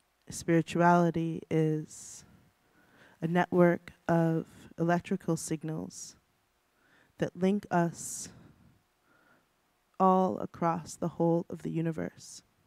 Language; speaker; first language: English; native; English